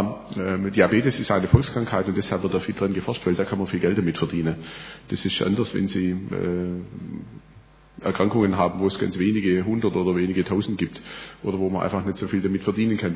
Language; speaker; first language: German; native; German